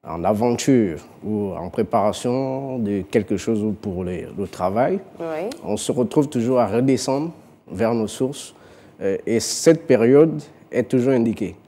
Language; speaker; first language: French; non-native, local second language; Fang